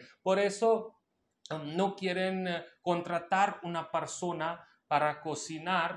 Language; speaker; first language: Spanish; non-native, local second language; Hindi